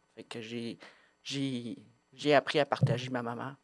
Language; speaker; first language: French; native; French